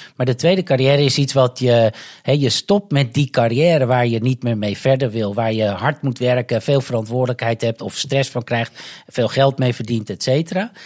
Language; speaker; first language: Dutch; native; Dutch